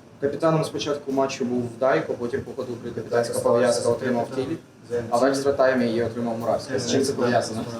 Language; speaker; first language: Ukrainian; native; Ukrainian